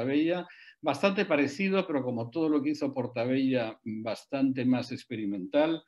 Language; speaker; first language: Spanish; native; Spanish